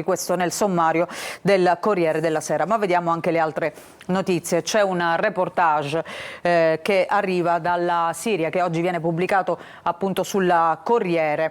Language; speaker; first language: Italian; native; Italian